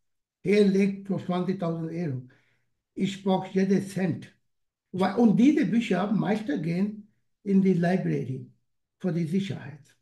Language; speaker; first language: German; non-native, learner; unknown